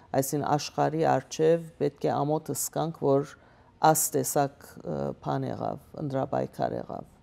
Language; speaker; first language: Armenian; early bilingual, heritage; Armenian